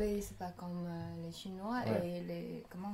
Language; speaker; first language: French; non-native, learner; Khmer